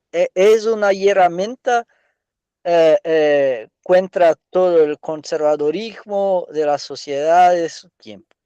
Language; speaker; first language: Spanish; non-native, fluent; Portuguese